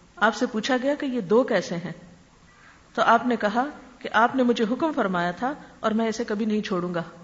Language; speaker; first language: Urdu; native; Urdu